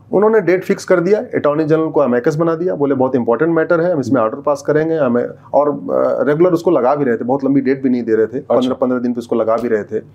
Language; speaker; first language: Hindi; native; Hindi